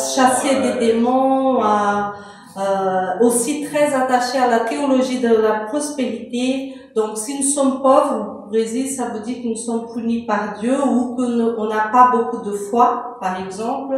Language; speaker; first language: French; non-native, fluent; Portuguese